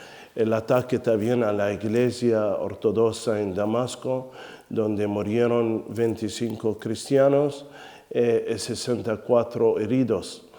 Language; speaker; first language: Spanish; non-native, fluent; Arabic